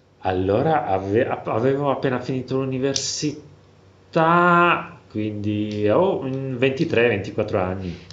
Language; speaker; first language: Italian; non-native, fluent; Slovak